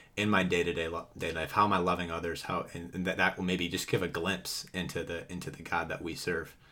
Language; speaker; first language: English; native; English